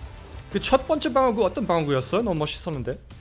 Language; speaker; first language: Korean; non-native, fluent; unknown